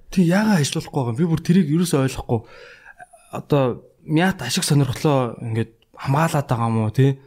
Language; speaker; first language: Mongolian; native; Mongolian